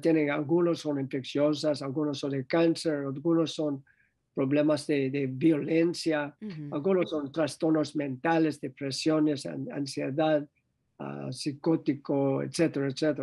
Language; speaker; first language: Spanish; non-native, learner; English